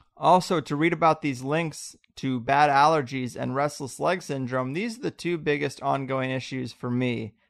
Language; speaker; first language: English; native; English